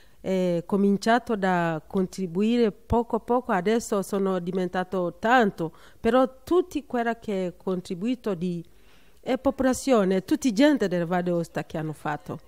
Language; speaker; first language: Italian; non-native, learner; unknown